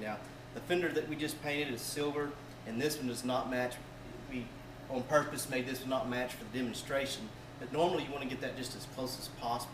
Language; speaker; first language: English; native; English